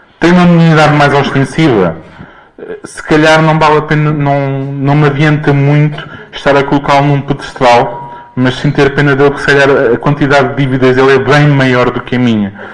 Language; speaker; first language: Portuguese; native; Portuguese